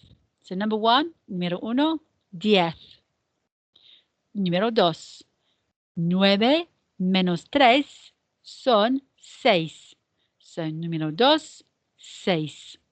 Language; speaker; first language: Spanish; non-native, fluent; English